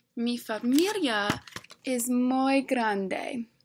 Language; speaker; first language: Spanish; non-native, learner; English